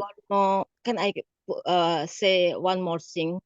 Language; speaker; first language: English; non-native, learner; Indonesian